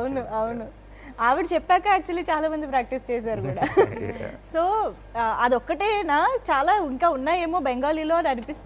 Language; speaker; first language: Telugu; native; Telugu